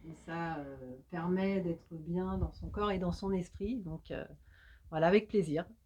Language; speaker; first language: French; native; French